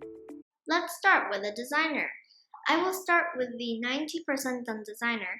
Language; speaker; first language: English; non-native, fluent; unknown